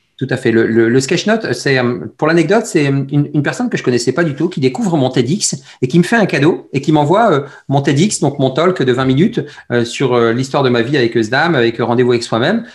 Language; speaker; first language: French; early bilingual, other home language; Arabic